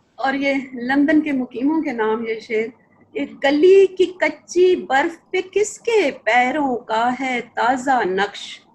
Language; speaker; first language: Urdu; non-native, local second language; Punjabi